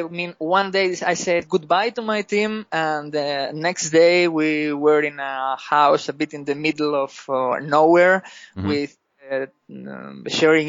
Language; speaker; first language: English; non-native, fluent; Spanish